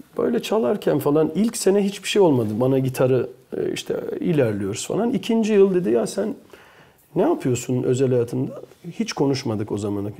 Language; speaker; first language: Turkish; early bilingual, heritage; Turkish